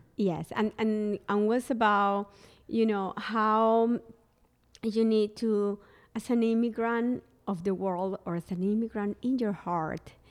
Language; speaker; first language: English; non-native, fluent; Spanish